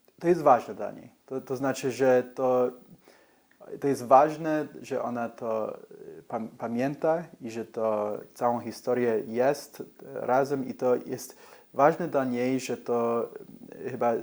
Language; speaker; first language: Polish; early bilingual, heritage; English